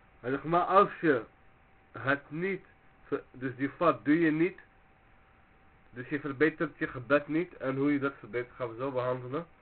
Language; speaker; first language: Dutch; early bilingual, other home language; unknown